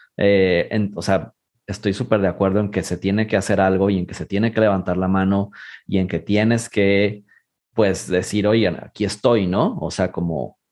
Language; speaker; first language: Spanish; native; Spanish